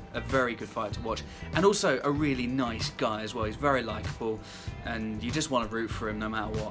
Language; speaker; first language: English; native; English